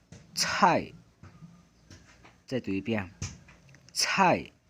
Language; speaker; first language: Chinese; non-native, fluent; Hmong